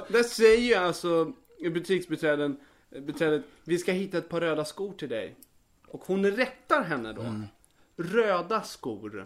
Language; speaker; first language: Swedish; native; Swedish